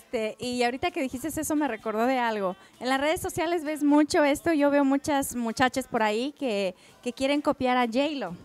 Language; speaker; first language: Spanish; native; Spanish